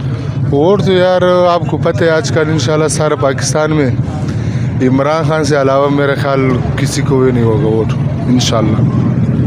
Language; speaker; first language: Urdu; non-native, local second language; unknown